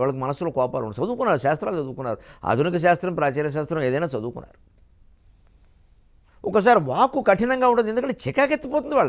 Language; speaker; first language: Telugu; native; Telugu